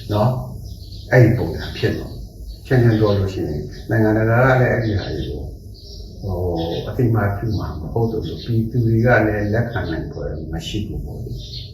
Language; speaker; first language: Burmese; native; Burmese